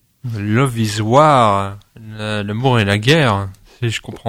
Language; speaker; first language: French; native; French